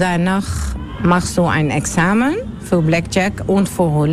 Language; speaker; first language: German; non-native, learner; Dutch